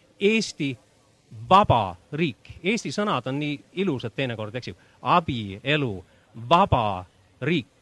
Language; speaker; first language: Estonian; early bilingual, heritage; Estonian